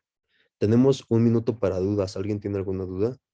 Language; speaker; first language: Spanish; native; Spanish